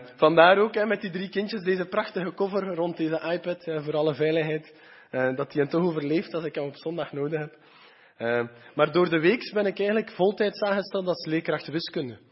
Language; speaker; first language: Dutch; native; Dutch